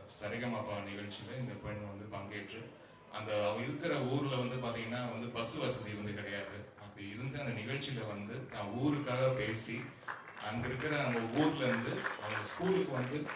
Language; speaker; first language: Tamil; native; Tamil